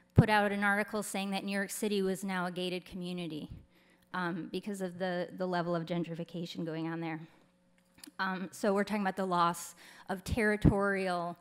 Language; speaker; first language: English; native; English